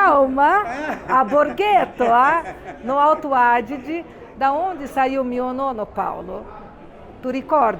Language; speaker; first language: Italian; non-native, learner; Portuguese